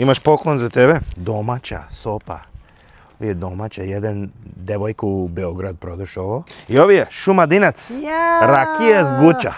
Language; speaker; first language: Bosnian; non-native, learner; English